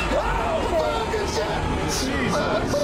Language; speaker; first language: English; native; English